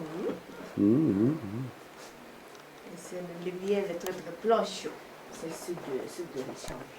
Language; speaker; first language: French; non-native, learner; Japanese